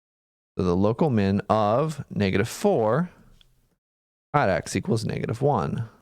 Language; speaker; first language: English; native; English